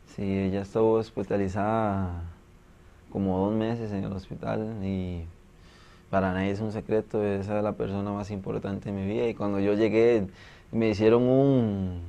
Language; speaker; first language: Spanish; native; Spanish